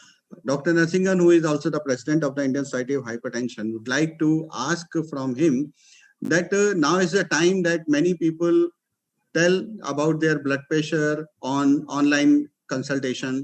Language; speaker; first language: English; non-native, local second language; Hindi